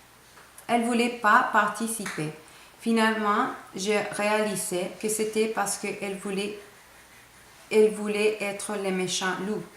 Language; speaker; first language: French; non-native, fluent; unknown